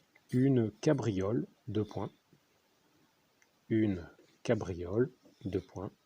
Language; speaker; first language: French; native; French